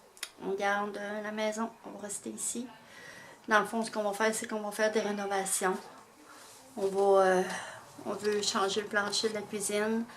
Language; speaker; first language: French; native; French